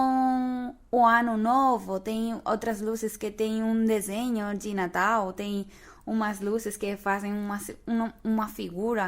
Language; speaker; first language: Portuguese; non-native, fluent; Spanish